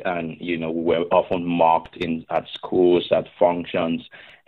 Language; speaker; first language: English; non-native, local second language; Igbo